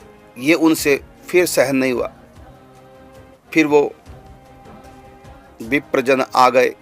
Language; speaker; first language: Hindi; native; Hindi